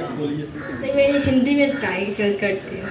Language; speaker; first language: Hindi; non-native, local second language; Manipuri